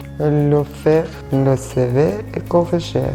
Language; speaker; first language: French; non-native, learner; Russian